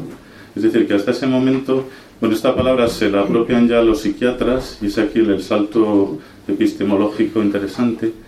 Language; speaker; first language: Spanish; native; Spanish